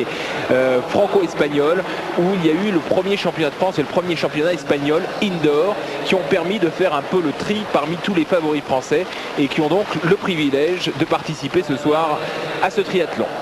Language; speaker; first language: French; native; French